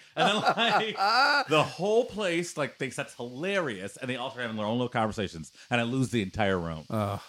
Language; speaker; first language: English; native; English